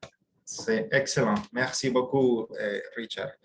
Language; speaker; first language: French; non-native, fluent; Spanish